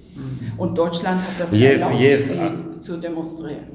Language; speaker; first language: German; non-native, fluent; Turkish